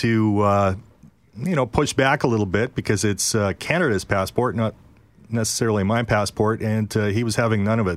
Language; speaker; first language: English; native; English